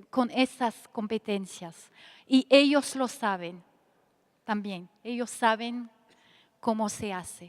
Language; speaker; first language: Spanish; non-native, fluent; French